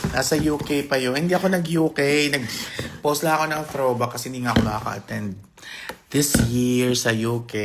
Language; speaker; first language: Filipino; native; Filipino